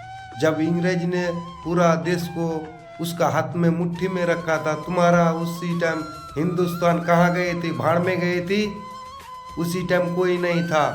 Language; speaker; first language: Hindi; non-native, local second language; Bangla